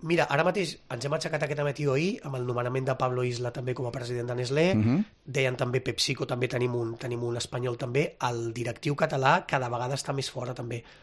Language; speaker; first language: Catalan; native; Catalan